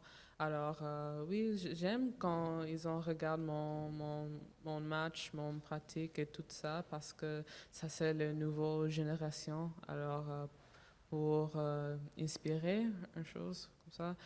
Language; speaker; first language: French; non-native, learner; English